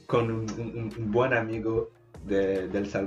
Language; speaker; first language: Spanish; non-native, learner; English